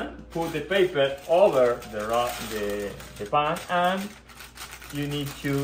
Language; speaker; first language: English; non-native, learner; Spanish